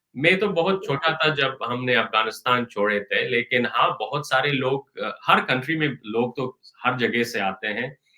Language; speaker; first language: Hindi; non-native, fluent; Persian